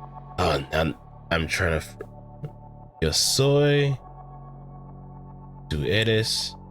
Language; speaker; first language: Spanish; non-native, learner; English